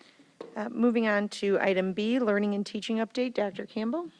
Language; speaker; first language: English; native; English